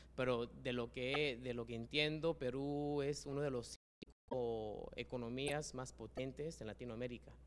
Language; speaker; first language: Spanish; early bilingual, heritage; Spanish